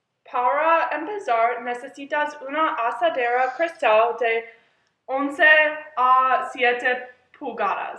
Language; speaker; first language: Spanish; non-native, learner; English